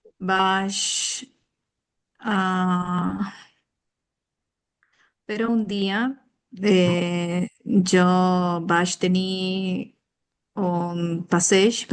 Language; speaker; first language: Catalan; non-native, learner; Spanish